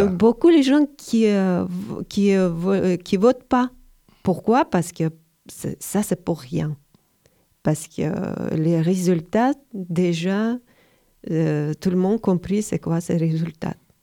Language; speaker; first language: French; non-native, learner; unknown